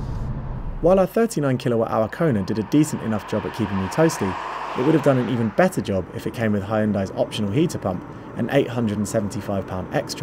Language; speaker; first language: English; native; English